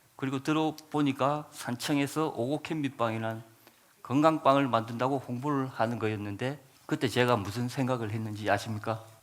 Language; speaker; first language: Korean; native; Korean